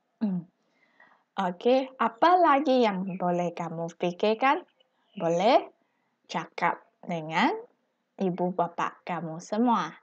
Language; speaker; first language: Malay; non-native, local second language; Chinese